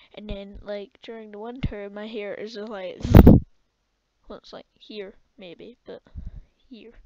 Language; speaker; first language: English; native; English